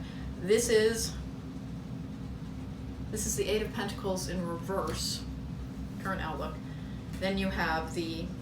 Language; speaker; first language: English; native; English